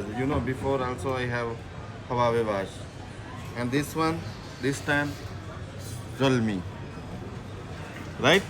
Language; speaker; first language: English; non-native, learner; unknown